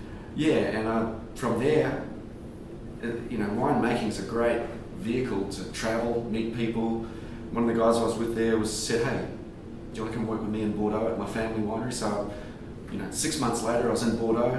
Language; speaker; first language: English; native; English